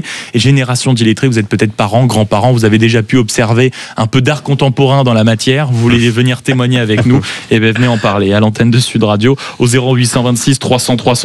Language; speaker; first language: French; native; French